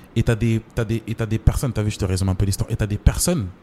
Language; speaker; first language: French; native; French